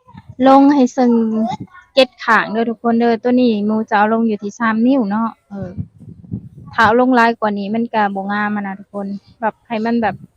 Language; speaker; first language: Thai; non-native, local second language; Northeastern Thai